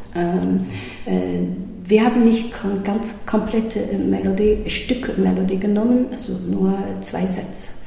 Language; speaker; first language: German; non-native, learner; Chinese